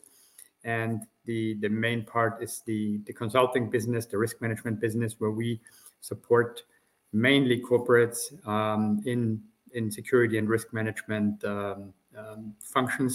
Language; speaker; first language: English; non-native, fluent; German